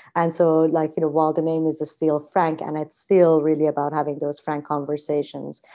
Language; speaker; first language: English; non-native, fluent; Persian